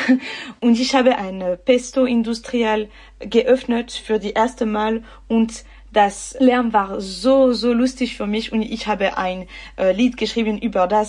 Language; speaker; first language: German; non-native, learner; French